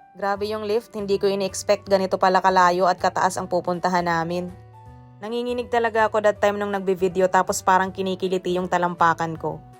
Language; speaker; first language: Filipino; native; Filipino